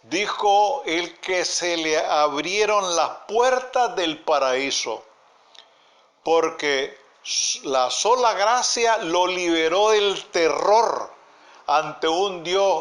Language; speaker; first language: Spanish; native; Spanish